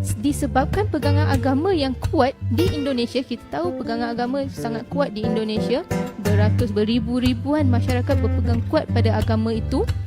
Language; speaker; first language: Malay; native; Malay